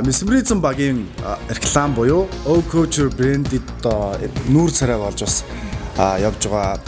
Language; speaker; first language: Mongolian; native; Mongolian